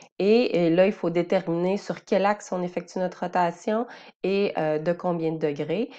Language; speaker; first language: French; native; French